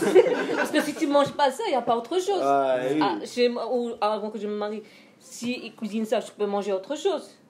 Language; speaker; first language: French; non-native, learner; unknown